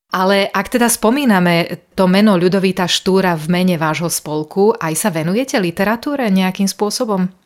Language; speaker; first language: Slovak; native; Slovak